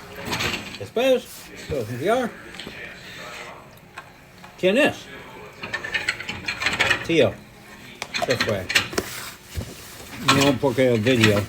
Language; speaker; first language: Spanish; non-native, learner; English